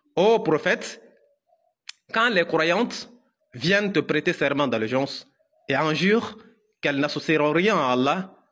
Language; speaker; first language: French; non-native, local second language; Bambara